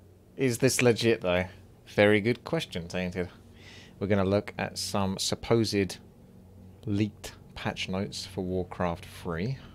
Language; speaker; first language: English; native; English